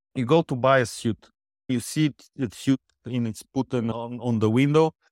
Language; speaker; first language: English; non-native, fluent; Bulgarian